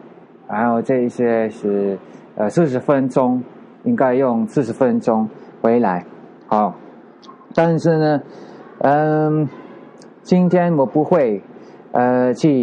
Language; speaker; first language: Chinese; non-native, learner; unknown